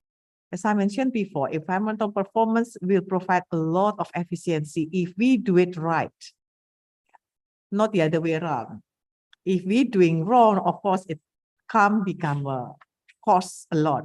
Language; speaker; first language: English; non-native, fluent; Indonesian